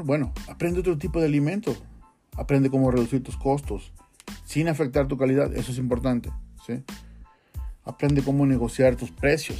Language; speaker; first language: Spanish; native; Spanish